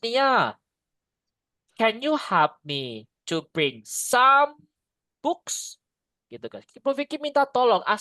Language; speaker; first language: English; non-native, fluent; Indonesian